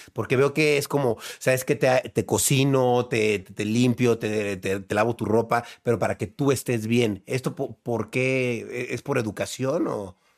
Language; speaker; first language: Spanish; native; Spanish